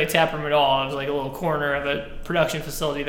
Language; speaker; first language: English; native; English